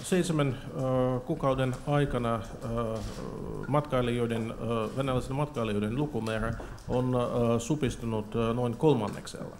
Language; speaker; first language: Finnish; non-native, fluent; Russian